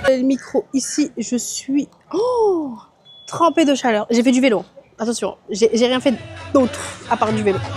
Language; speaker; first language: French; native; French